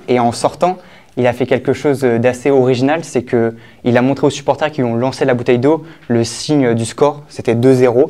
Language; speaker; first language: French; native; French